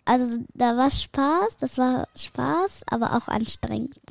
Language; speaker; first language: German; early bilingual, other home language; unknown